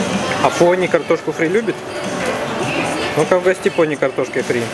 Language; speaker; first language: Russian; native; Russian